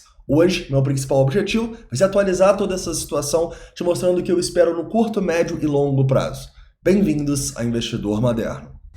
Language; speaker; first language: Portuguese; native; Portuguese